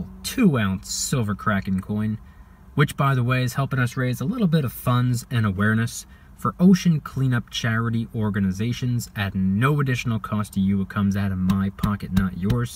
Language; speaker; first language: English; native; English